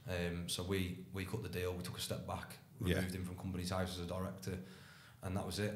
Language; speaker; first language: English; native; English